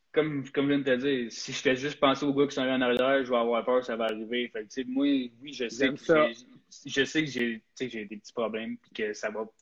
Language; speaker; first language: French; native; French